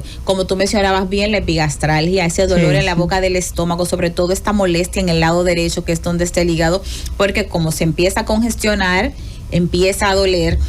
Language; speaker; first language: Spanish; native; Spanish